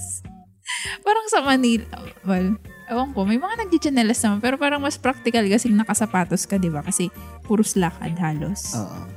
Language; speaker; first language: Filipino; non-native, local second language; Bikol